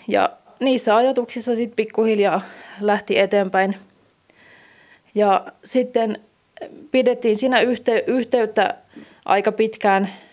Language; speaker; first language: Finnish; native; Finnish